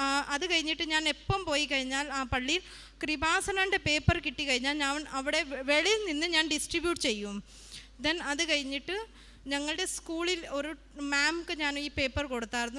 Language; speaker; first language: Malayalam; early bilingual, heritage; Malayalam